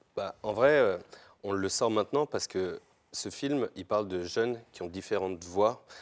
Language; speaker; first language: French; native; French